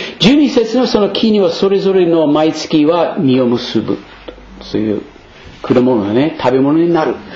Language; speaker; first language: Japanese; non-native, fluent; English